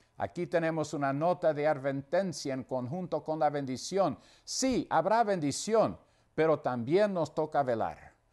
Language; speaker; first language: Spanish; non-native, fluent; English